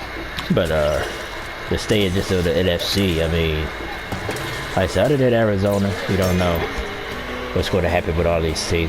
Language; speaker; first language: English; native; English